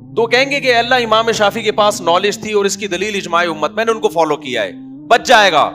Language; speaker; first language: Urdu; native; Urdu